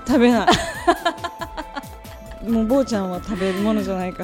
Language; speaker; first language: Japanese; native; Japanese